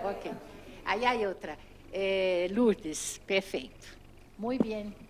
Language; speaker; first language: Spanish; non-native, fluent; Portuguese